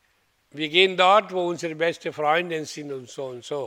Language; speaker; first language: German; non-native, learner; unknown